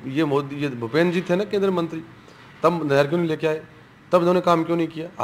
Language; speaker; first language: Hindi; native; Hindi